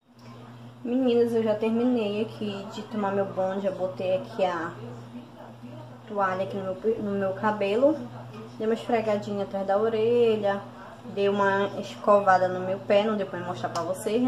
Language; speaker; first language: Portuguese; native; Portuguese